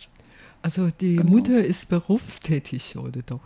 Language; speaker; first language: German; non-native, fluent; Chinese